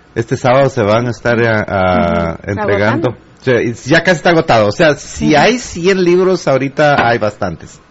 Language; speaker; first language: Spanish; native; Spanish